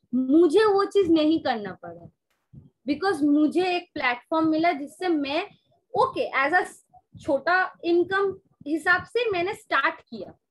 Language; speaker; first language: Hindi; non-native, local second language; Bangla